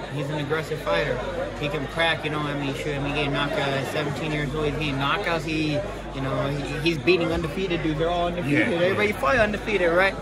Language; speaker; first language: English; early bilingual, other home language; Spanish